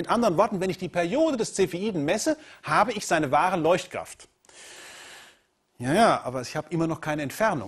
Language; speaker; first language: German; native; German